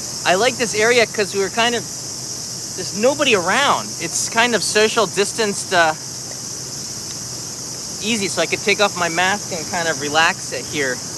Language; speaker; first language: English; native; English